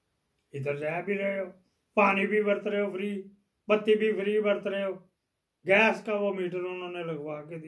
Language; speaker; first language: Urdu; non-native, local second language; Punjabi